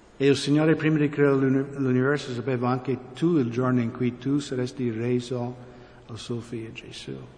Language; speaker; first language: Italian; non-native, fluent; English